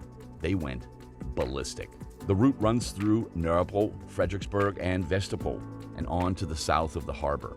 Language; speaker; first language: English; native; English